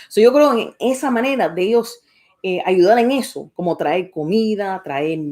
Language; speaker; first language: Spanish; early bilingual, heritage; Spanish